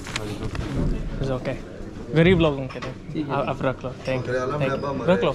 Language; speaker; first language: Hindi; non-native, fluent; English